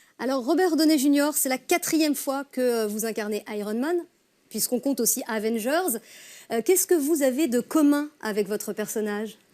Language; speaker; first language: French; native; French